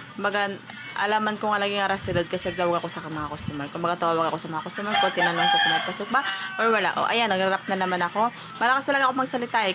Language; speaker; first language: Filipino; non-native, local second language; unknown